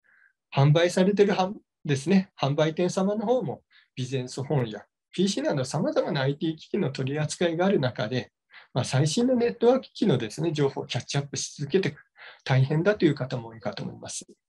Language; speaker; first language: Japanese; native; Japanese